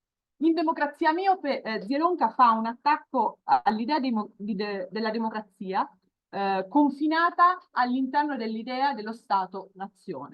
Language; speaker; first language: Italian; native; Italian